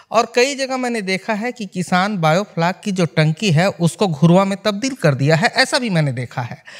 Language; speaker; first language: Hindi; native; Hindi